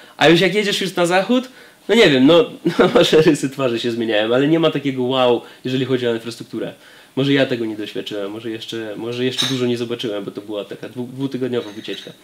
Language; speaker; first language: Polish; non-native, fluent; Russian